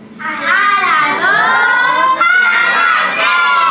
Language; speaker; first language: Spanish; native; Spanish